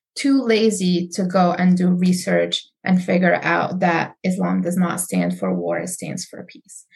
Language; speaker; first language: English; non-native, fluent; Arabic